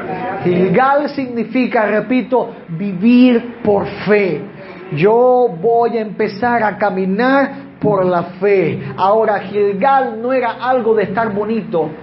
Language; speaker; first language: Spanish; native; Spanish